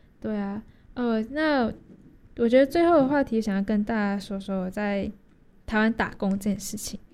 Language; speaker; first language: Chinese; native; Chinese